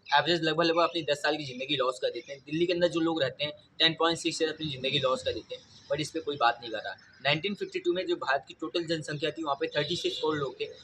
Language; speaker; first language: Hindi; native; Hindi